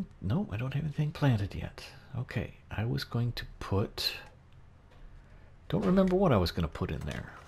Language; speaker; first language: English; native; English